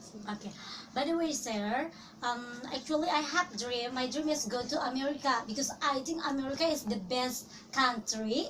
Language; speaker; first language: English; non-native, learner; Indonesian